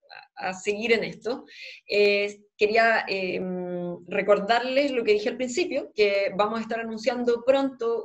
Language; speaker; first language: Spanish; native; Spanish